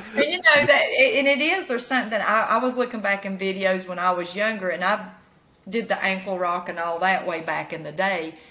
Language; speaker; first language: English; native; English